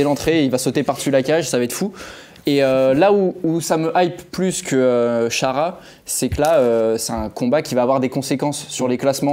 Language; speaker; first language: French; native; French